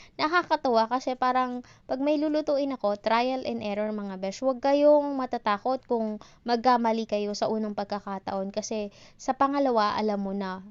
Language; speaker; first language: Filipino; native; Filipino